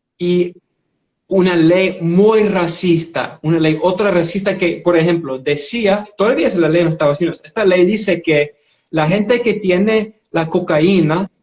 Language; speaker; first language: Spanish; non-native, fluent; English